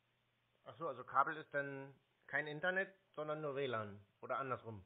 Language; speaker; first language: German; native; German